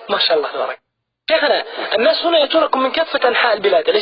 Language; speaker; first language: Arabic; native; Arabic